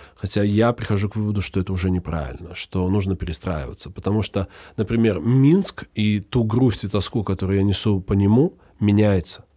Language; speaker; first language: Russian; native; Russian